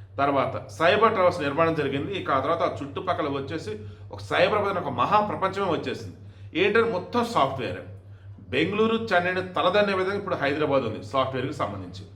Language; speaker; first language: Telugu; native; Telugu